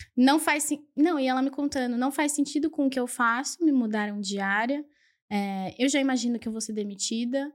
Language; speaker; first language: Portuguese; early bilingual, other home language; Spanish